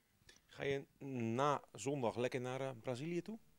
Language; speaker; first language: Dutch; native; Dutch